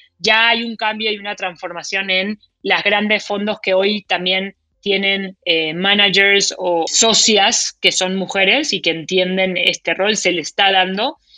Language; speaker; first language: Spanish; native; Spanish